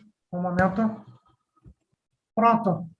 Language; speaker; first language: Portuguese; native; Portuguese